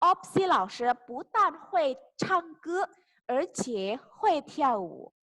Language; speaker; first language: Chinese; non-native, fluent; Indonesian